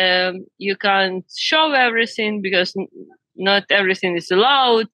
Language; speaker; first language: English; non-native, learner; Ukrainian